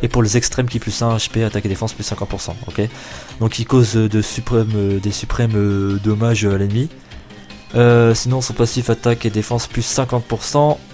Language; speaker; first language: French; native; French